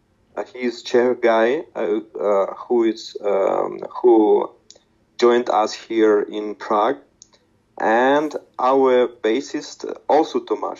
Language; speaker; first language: English; non-native, learner; Russian